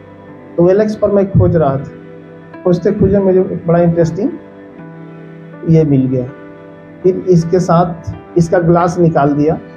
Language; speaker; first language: Hindi; native; Hindi